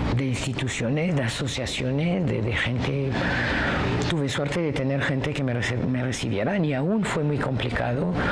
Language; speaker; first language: Spanish; non-native, fluent; French